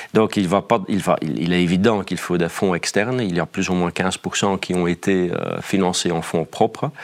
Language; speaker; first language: French; non-native, fluent; Dutch